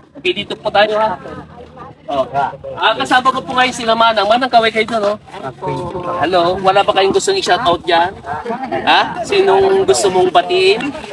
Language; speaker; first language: Filipino; native; Filipino